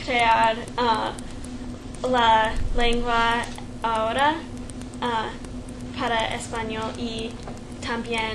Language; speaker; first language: Spanish; non-native, learner; English